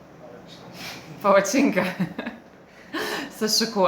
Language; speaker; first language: Bulgarian; native; Bulgarian